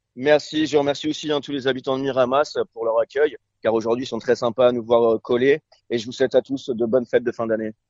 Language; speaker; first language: French; native; French